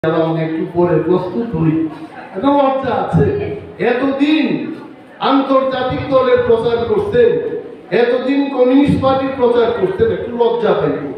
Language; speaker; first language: Bangla; non-native, local second language; Kok Borok